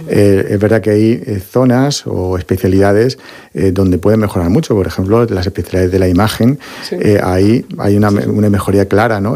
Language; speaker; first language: Spanish; native; Spanish